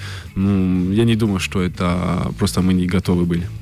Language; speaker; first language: Russian; early bilingual, heritage; French